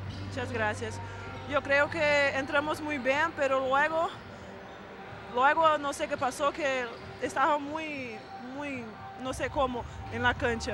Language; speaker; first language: Spanish; non-native, learner; Portuguese